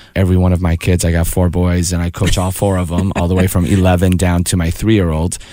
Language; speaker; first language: English; early bilingual, other home language; Persian